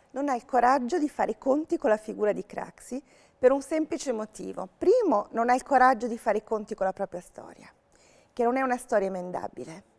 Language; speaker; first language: Italian; native; Italian